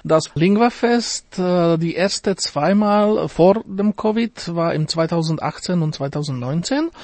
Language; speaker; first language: German; non-native, fluent; Slovak